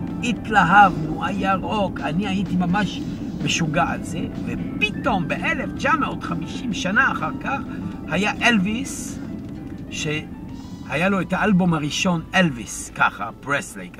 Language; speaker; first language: Hebrew; non-native, fluent; French